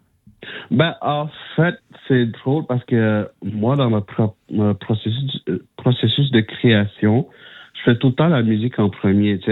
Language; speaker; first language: French; non-native, local second language; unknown